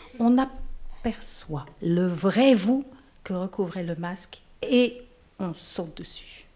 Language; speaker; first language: French; non-native, fluent; English